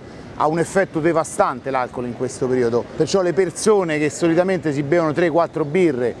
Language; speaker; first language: Italian; native; Italian